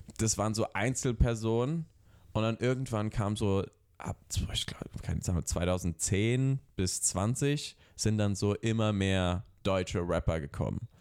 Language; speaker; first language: German; early bilingual, other home language; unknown